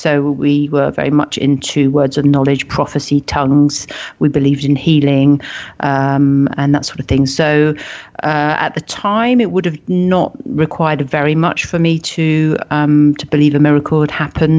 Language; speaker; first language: English; native; English